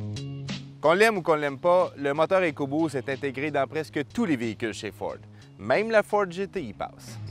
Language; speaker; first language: French; native; French